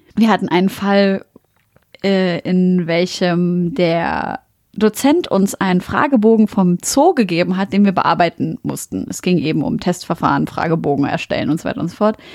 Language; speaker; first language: German; early bilingual, other home language; Arabic